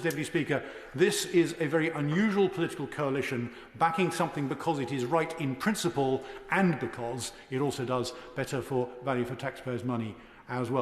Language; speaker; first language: English; native; English